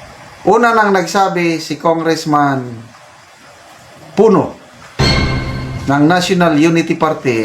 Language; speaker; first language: Filipino; native; Filipino